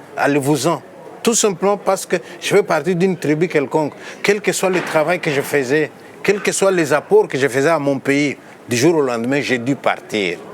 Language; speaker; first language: French; non-native, local second language; Luba-Lulua